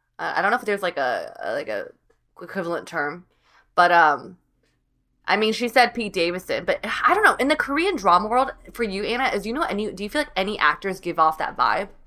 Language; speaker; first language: English; native; English